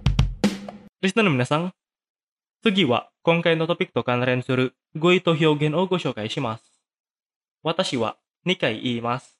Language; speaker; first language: Japanese; non-native, fluent; Indonesian